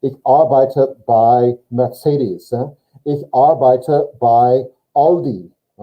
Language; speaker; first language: German; non-native, fluent; English